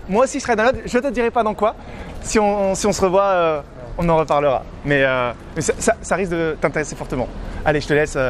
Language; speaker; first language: French; native; French